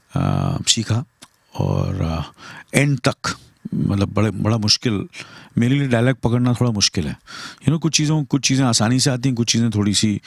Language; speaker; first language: Hindi; native; Hindi